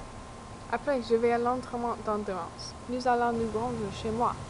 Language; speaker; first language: French; non-native, learner; English